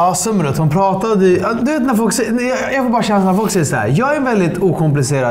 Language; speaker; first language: Swedish; native; Swedish